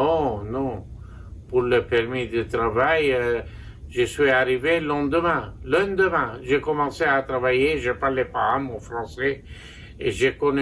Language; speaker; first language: French; non-native, local second language; Armenian